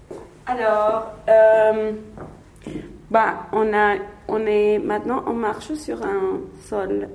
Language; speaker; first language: French; non-native, fluent; Spanish